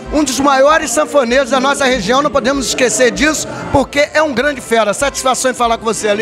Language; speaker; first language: Portuguese; native; Portuguese